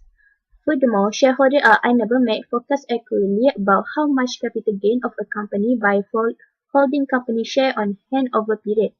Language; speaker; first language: English; non-native, learner; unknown